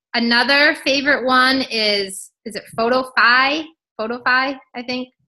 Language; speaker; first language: English; native; English